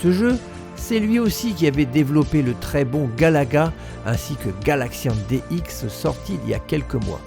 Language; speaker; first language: French; native; French